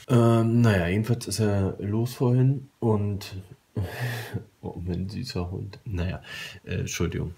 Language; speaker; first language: German; native; German